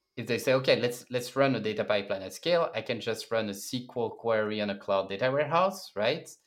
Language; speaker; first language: English; non-native, fluent; French